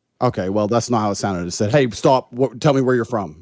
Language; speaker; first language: English; native; English